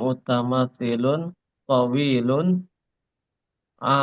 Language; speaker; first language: Arabic; non-native, learner; Indonesian